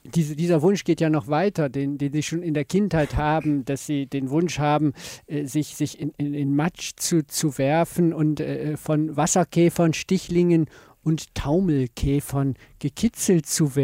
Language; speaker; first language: German; native; German